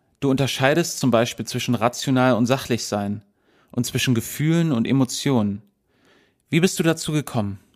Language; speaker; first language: German; native; German